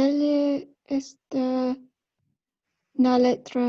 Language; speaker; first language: Portuguese; non-native, learner; English